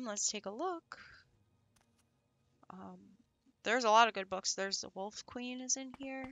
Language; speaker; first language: English; native; English